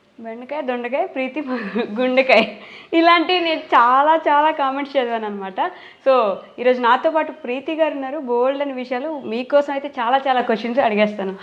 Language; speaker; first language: Telugu; native; Telugu